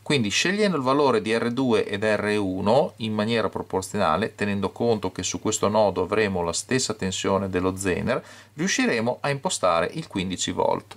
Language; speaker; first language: Italian; native; Italian